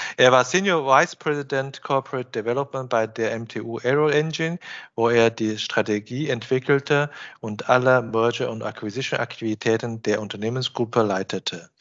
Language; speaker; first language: German; non-native, fluent; Chinese